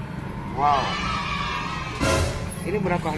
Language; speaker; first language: Indonesian; non-native, learner; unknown